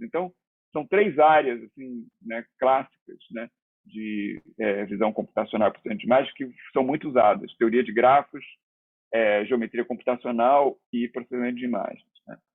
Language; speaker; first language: Portuguese; native; Portuguese